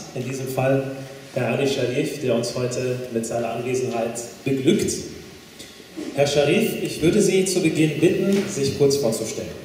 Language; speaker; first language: German; native; German